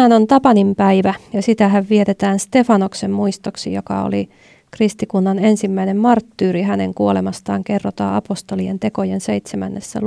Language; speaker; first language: Finnish; native; Finnish